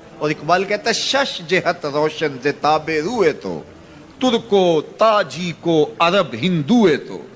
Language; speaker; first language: Urdu; non-native, local second language; Punjabi